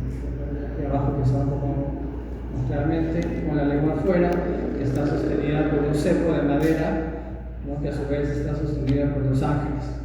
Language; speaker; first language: Spanish; native; Spanish